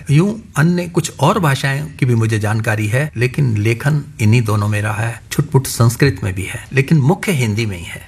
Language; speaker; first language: Hindi; non-native, local second language; Punjabi